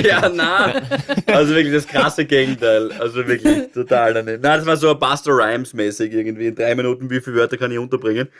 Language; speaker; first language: German; native; German